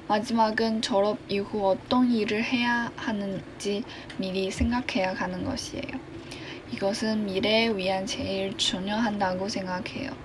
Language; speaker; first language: Korean; non-native, learner; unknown